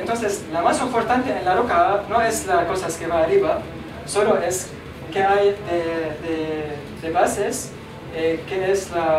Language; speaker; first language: Spanish; non-native, learner; Arabic